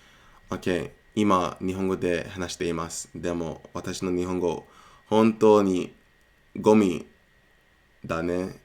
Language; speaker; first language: Japanese; non-native, learner; English